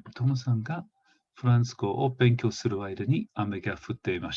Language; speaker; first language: Japanese; non-native, fluent; English